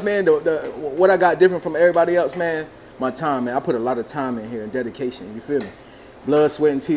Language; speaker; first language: English; native; English